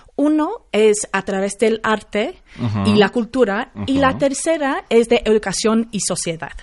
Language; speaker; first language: Spanish; non-native, fluent; English